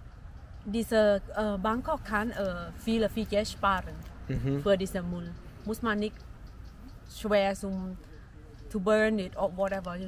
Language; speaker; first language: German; non-native, learner; Thai